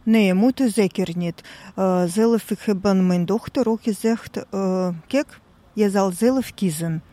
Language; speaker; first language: Dutch; non-native, learner; Russian